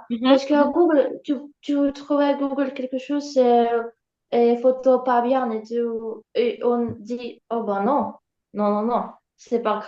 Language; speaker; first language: French; non-native, learner; Ukrainian